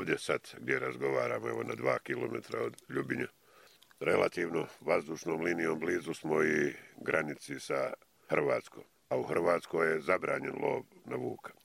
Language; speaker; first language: Croatian; native; Croatian